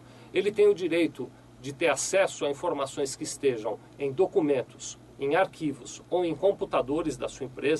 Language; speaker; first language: Portuguese; native; Portuguese